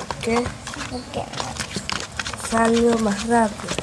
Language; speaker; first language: Spanish; native; Spanish